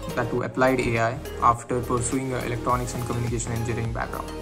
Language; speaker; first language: English; non-native, local second language; Marathi